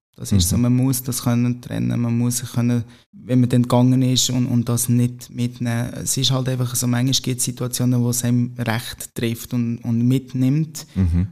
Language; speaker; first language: German; non-native, fluent; Portuguese